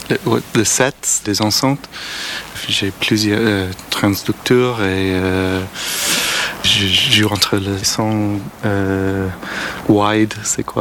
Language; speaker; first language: French; non-native, learner; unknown